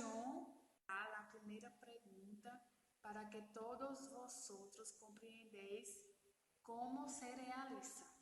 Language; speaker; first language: Spanish; non-native, learner; Portuguese